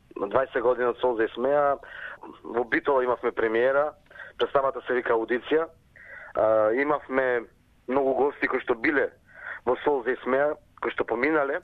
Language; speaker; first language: Macedonian; native; Macedonian